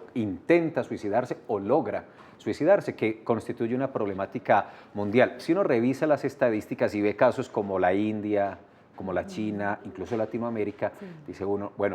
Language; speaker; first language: Spanish; native; Spanish